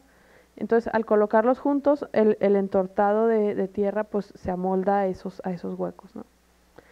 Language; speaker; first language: Spanish; native; Spanish